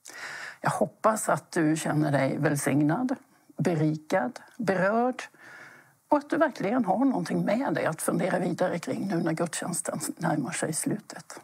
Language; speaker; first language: Swedish; native; Swedish